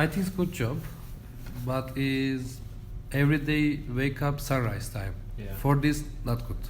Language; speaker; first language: English; non-native, learner; Turkish